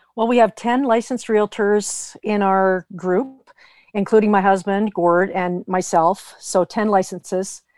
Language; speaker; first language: English; native; English